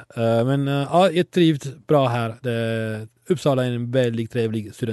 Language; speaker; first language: Swedish; non-native, fluent; Italian